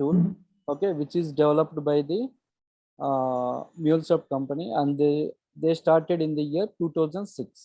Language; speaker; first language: English; non-native, local second language; Telugu